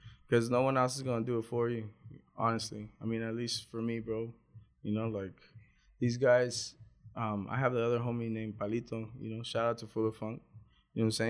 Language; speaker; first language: English; native; English